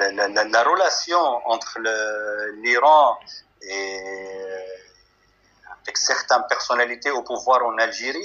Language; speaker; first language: French; non-native, fluent; Arabic